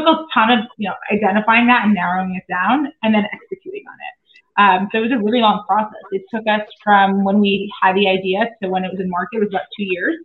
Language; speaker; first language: English; native; English